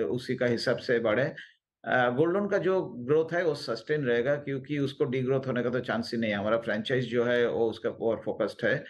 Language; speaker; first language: Hindi; non-native, local second language; Bangla